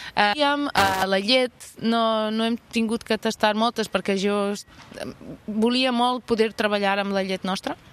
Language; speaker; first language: Catalan; non-native, fluent; Portuguese